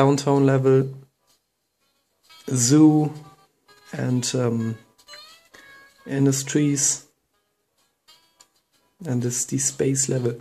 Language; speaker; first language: English; non-native, fluent; German